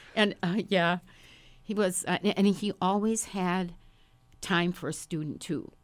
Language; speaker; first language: English; native; English